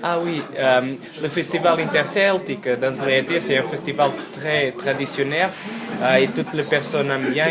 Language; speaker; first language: French; non-native, learner; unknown